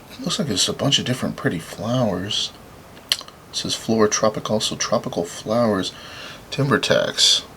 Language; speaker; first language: English; native; English